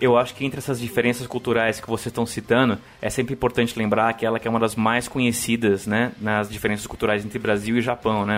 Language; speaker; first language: Portuguese; native; Portuguese